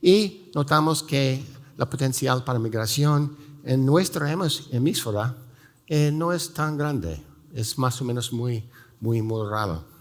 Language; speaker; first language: Spanish; non-native, fluent; English